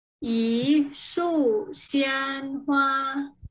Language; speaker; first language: Chinese; non-native, fluent; Thai